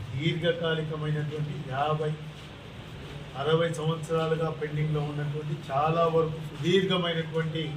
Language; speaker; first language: Telugu; native; Telugu